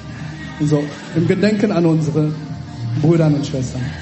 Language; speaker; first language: German; early bilingual, other home language; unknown